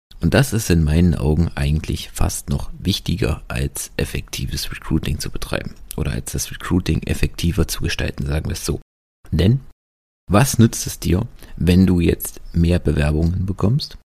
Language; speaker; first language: German; native; German